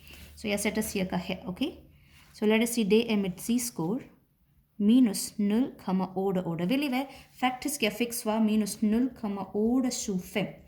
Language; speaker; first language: Danish; non-native, fluent; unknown